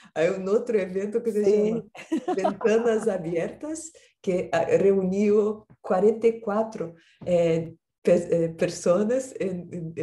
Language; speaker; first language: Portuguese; non-native, learner; Spanish